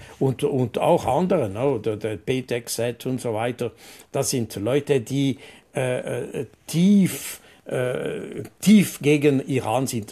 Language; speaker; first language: German; non-native, local second language; French